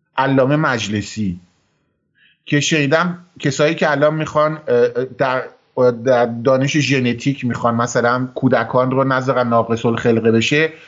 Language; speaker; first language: Persian; native; Persian